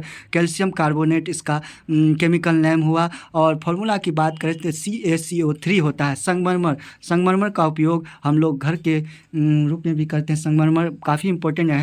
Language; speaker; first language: Hindi; native; Hindi